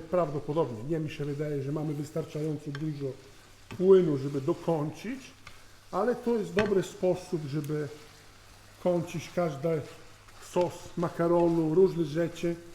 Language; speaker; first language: Polish; non-native, learner; Italian